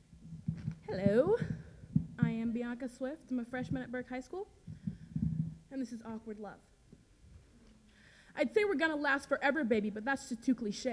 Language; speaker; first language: English; native; English